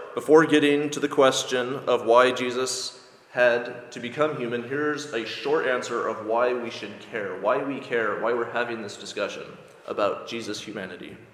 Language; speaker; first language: English; native; English